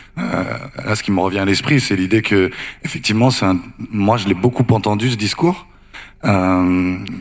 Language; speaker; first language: French; native; French